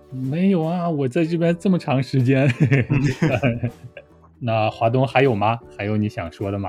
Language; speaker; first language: Chinese; native; Chinese